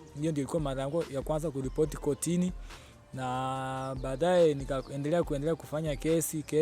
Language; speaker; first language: Swahili; non-native, local second language; Luyia